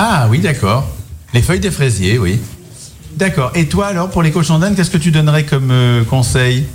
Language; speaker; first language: French; native; French